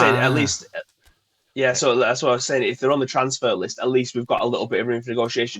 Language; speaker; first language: English; native; English